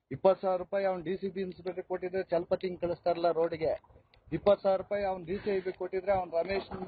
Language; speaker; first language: Kannada; native; Kannada